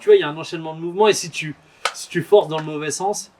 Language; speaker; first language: French; native; French